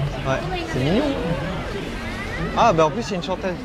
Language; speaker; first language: French; native; French